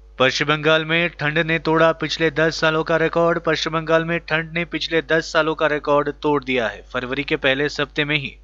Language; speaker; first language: Hindi; native; Hindi